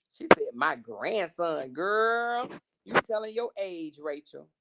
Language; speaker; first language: English; native; English